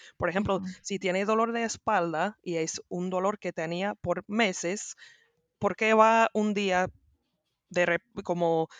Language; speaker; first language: Spanish; non-native, learner; English